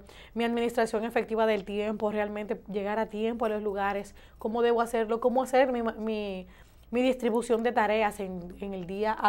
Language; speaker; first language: Spanish; native; Spanish